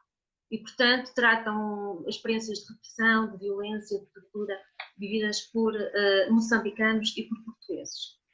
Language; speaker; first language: Portuguese; native; Portuguese